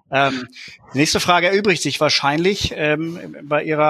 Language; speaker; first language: German; native; German